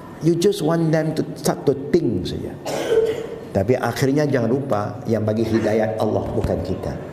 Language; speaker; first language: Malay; non-native, local second language; Chinese